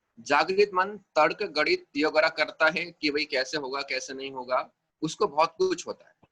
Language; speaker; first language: Hindi; native; Hindi